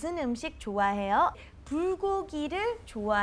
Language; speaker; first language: Korean; non-native, fluent; English